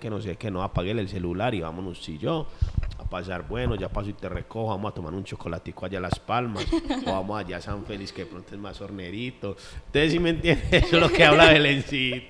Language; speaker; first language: Spanish; native; Spanish